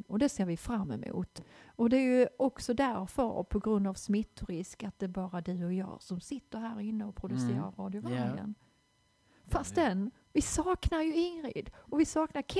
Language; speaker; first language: Swedish; native; Swedish